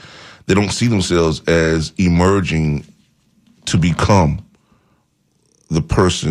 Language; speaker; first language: English; native; English